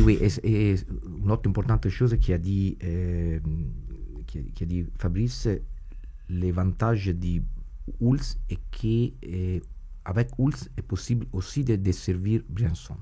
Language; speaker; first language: French; non-native, fluent; Italian